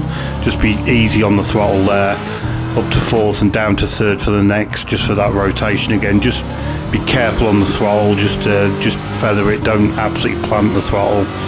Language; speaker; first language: English; native; English